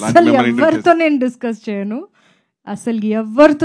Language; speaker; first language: Telugu; non-native, fluent; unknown